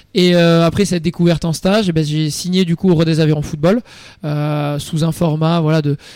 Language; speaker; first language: French; native; French